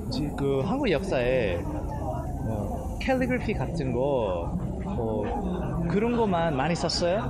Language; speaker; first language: Korean; non-native, learner; English